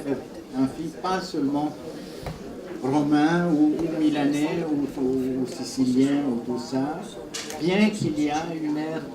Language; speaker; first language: French; non-native, fluent; Italian